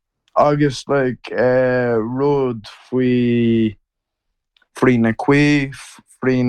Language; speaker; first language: Irish; non-native, learner; English